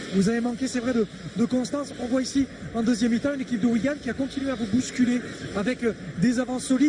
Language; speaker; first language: French; native; French